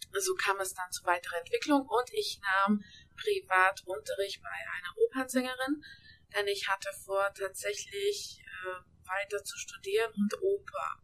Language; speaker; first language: German; early bilingual, other home language; Hungarian